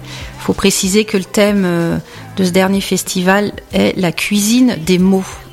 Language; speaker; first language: French; native; French